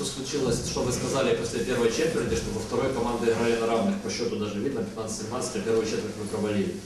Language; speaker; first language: Russian; native; Russian